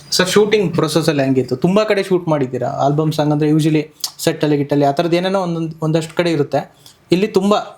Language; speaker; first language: Kannada; native; Kannada